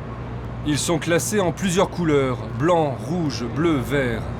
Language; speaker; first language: French; native; French